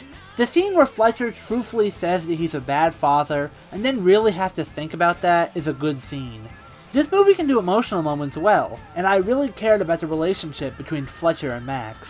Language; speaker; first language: English; native; English